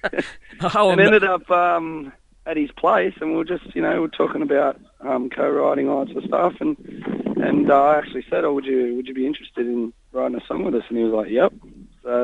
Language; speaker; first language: English; native; English